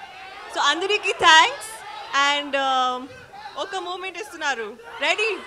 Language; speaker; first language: Telugu; non-native, learner; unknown